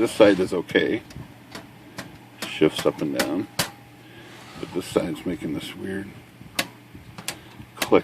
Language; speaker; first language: English; native; English